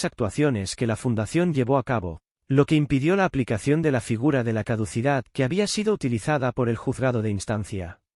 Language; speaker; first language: Spanish; native; Spanish